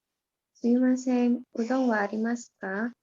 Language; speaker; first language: Japanese; non-native, learner; Indonesian